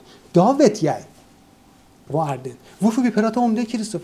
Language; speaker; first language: Norwegian; non-native, fluent; Persian